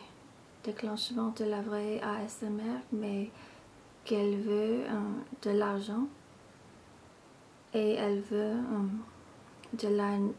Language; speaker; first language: French; non-native, learner; English